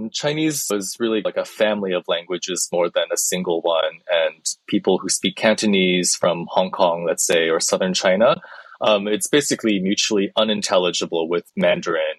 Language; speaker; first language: English; early bilingual, other home language; Chinese